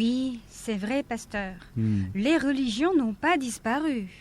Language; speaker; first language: French; non-native, fluent; Korean